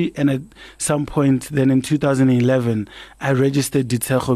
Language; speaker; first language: English; non-native, local second language; Tswana